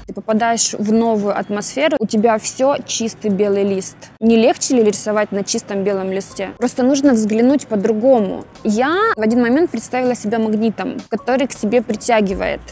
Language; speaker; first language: Russian; native; Russian